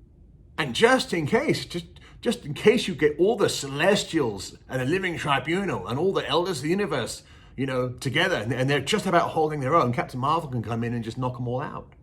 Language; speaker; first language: English; native; English